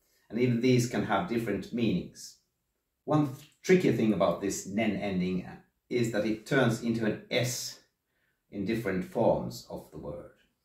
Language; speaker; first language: English; non-native, fluent; Finnish